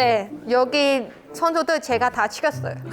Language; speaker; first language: Korean; non-native, learner; Khmer